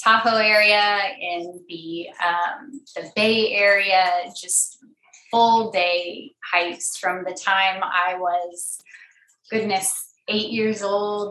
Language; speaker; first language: English; native; English